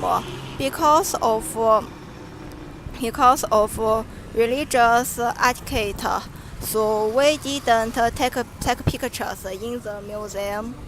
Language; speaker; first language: English; non-native, learner; Chinese